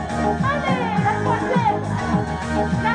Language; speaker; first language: French; native; French